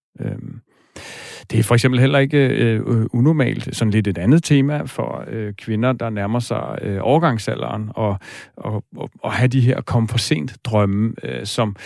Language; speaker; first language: Danish; native; Danish